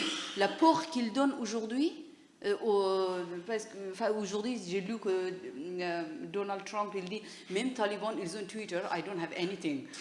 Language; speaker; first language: French; non-native, learner; Persian